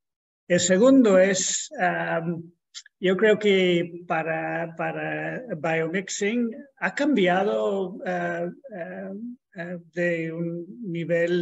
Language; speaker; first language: Spanish; non-native, fluent; English